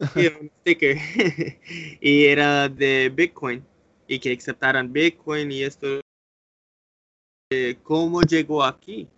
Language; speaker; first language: Spanish; early bilingual, heritage; English